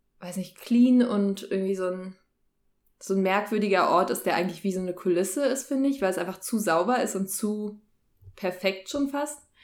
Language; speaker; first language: German; native; German